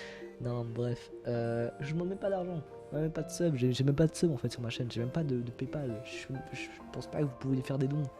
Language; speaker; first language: French; native; French